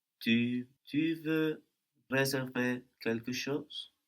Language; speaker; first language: French; non-native, learner; English